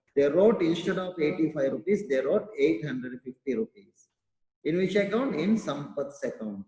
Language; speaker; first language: English; non-native, local second language; Kannada